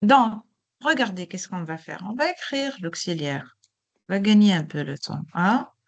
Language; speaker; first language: French; non-native, local second language; Arabic